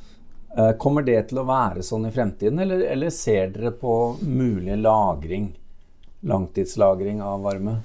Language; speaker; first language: Norwegian; native; Norwegian